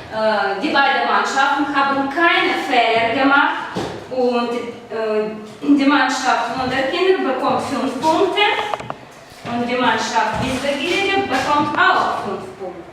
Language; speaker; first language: German; non-native, fluent; Russian